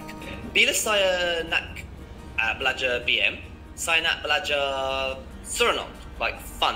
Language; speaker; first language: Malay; non-native, learner; English